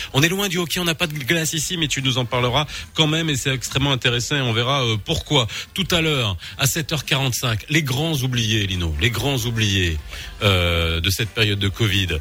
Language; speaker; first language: French; non-native, local second language; Arabic